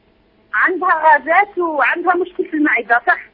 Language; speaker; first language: Arabic; native; Arabic